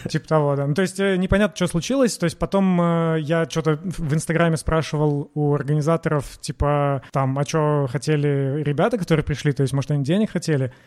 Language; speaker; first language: Russian; native; Russian